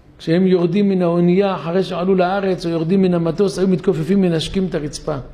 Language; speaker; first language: Hebrew; native; Hebrew